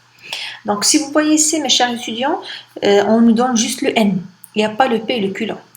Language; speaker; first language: French; non-native, local second language; Arabic